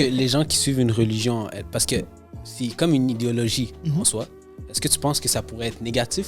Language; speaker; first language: French; native; French